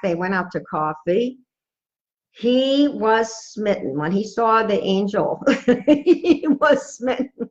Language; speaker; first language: English; native; English